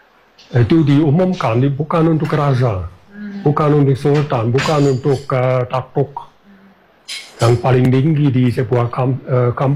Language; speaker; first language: Indonesian; non-native, fluent; German